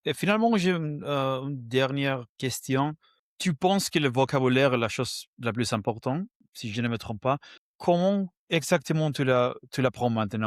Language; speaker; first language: French; non-native, fluent; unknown